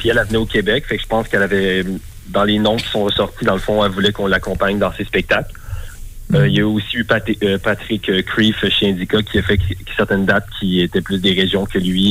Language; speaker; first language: French; native; French